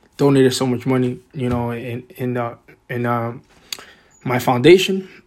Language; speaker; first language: English; native; English